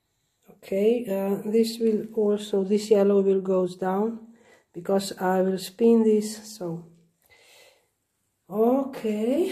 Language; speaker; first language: English; non-native, learner; Slovenian